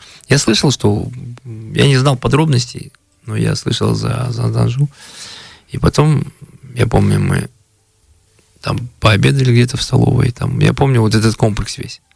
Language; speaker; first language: Russian; native; Russian